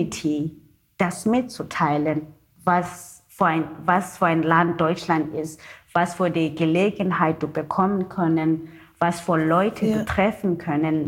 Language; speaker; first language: German; non-native, learner; Xhosa